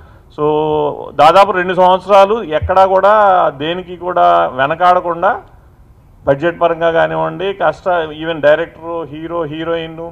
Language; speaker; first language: Telugu; native; Telugu